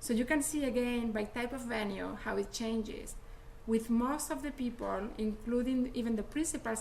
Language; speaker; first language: English; non-native, fluent; Spanish